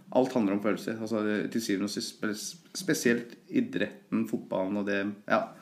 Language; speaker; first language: Norwegian; early bilingual, other home language; Persian